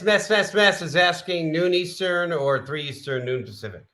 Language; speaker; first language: English; native; English